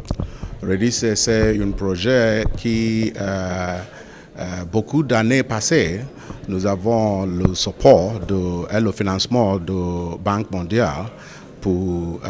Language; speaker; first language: French; non-native, learner; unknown